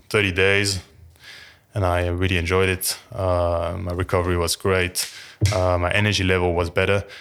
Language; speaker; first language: English; non-native, fluent; French